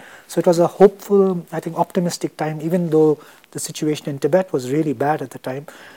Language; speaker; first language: English; non-native, local second language; Tibetan